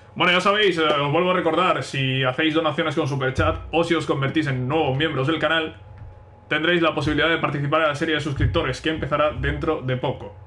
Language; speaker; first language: Spanish; native; Spanish